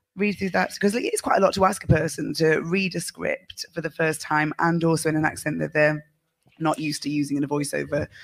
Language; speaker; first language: English; native; English